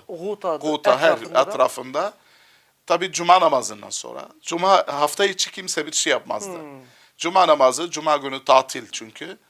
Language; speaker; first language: Turkish; non-native, fluent; Arabic